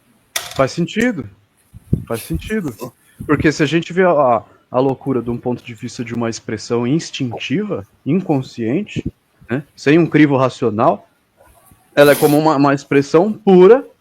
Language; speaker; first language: Portuguese; native; Portuguese